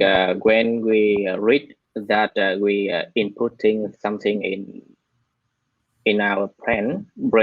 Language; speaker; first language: English; non-native, learner; Vietnamese